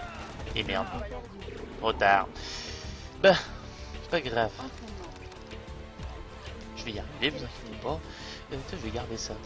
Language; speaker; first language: French; native; French